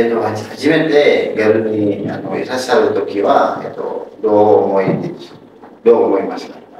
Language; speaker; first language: Japanese; non-native, learner; Indonesian